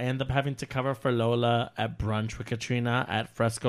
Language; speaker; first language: English; native; English